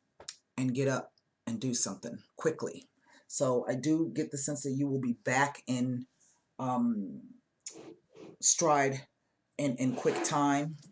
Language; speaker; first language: English; native; English